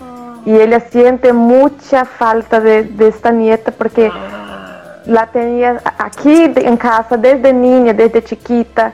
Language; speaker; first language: Spanish; non-native, fluent; Portuguese